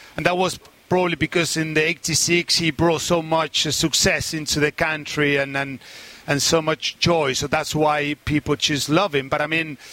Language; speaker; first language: English; non-native, fluent; Spanish